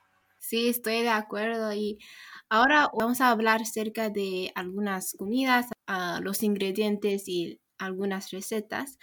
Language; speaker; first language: Spanish; non-native, learner; English